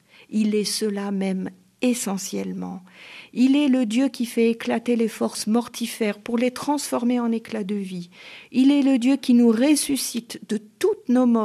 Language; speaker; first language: French; native; French